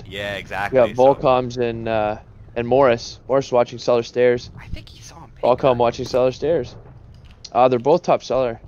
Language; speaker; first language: English; native; English